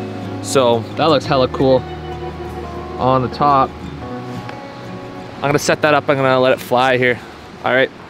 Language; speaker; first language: English; native; English